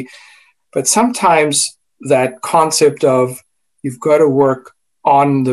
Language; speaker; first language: English; non-native, fluent; Greek